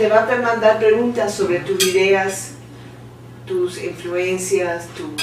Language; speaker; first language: Spanish; early bilingual, heritage; Spanish